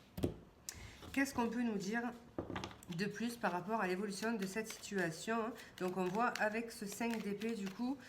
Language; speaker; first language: French; native; French